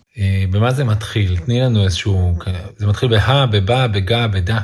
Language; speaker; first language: Hebrew; native; Hebrew